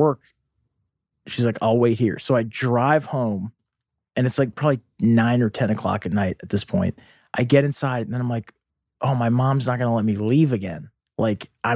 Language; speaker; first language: English; native; English